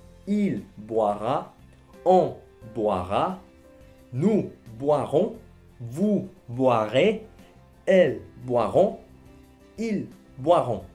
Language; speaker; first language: French; non-native, fluent; Spanish